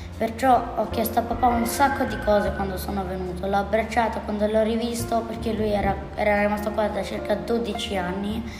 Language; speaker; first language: Italian; early bilingual, other home language; Albanian